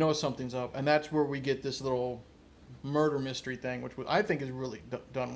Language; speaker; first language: English; native; English